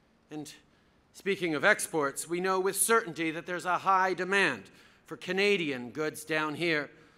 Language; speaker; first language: English; early bilingual, other home language; French